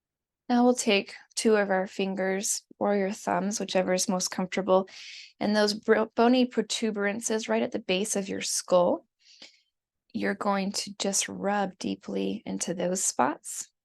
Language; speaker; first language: English; native; English